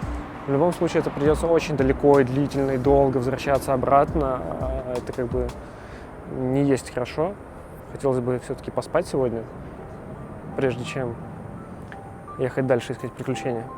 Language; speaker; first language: Russian; native; Russian